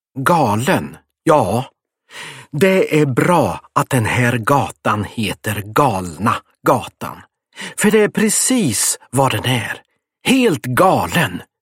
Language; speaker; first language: Swedish; native; Swedish